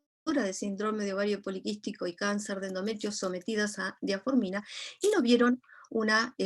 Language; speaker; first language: Spanish; native; Spanish